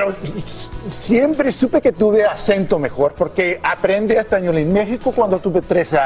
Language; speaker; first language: Spanish; non-native, learner; English